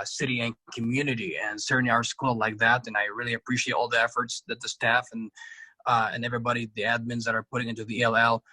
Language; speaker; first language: English; non-native, fluent; Arabic